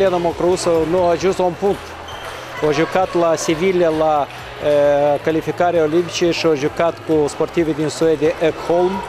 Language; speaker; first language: Romanian; non-native, local second language; Russian